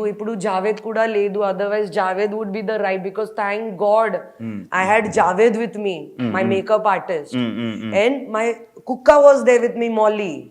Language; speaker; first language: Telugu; non-native, learner; Hindi